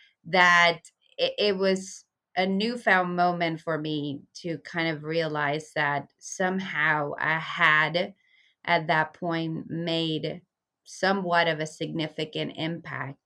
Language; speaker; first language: English; early bilingual, other home language; Spanish